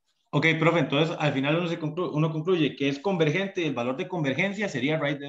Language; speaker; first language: Spanish; native; Spanish